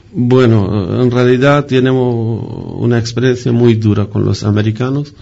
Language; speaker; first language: Spanish; non-native, fluent; Kurdish